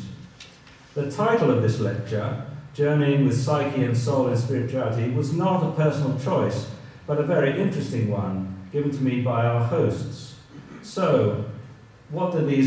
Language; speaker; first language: English; native; English